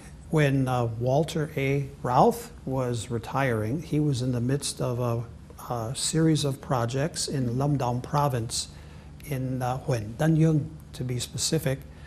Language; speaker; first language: English; native; English